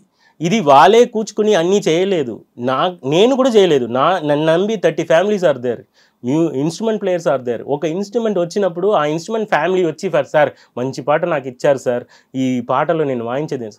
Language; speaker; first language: Telugu; non-native, fluent; Tamil